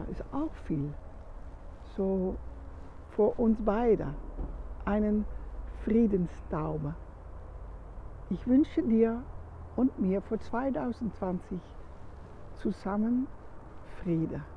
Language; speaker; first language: German; non-native, learner; Dutch